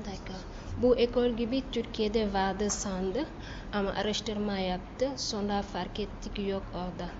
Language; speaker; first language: Turkish; non-native, learner; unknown